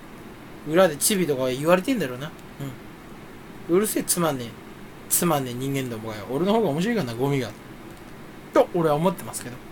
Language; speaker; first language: Japanese; native; Japanese